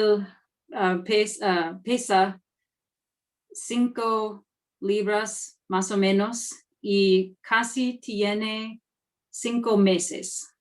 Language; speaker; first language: Spanish; non-native, learner; English